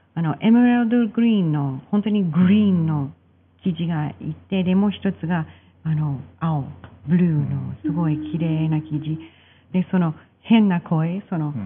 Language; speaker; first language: Japanese; non-native, fluent; English